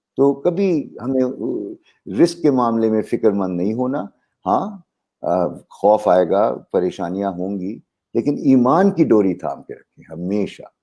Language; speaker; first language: Urdu; native; Urdu